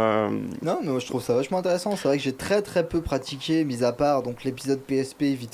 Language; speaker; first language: French; native; French